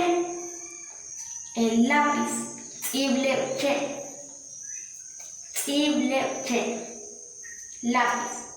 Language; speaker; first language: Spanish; non-native, local second language; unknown